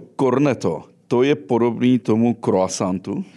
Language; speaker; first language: Czech; native; Czech